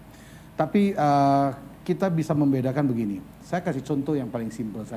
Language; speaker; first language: Indonesian; native; Indonesian